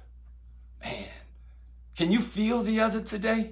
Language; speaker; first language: English; native; English